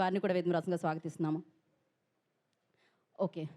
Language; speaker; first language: Telugu; native; Telugu